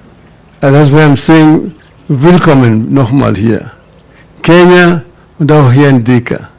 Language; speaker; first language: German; non-native, learner; Luo (Kenya and Tanzania)